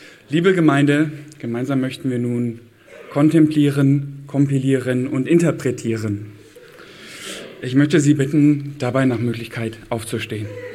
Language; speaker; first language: German; native; German